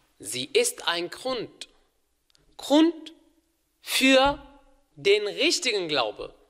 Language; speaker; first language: German; non-native, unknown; Arabic